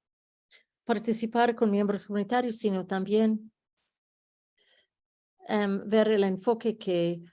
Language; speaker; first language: Spanish; early bilingual, heritage; Spanish